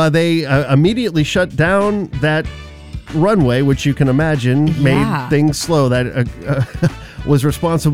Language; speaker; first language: English; native; English